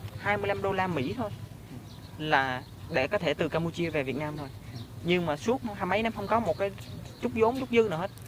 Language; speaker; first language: Vietnamese; native; Vietnamese